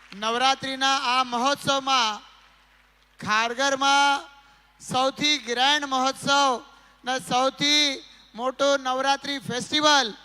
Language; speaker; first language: Gujarati; non-native, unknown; Marathi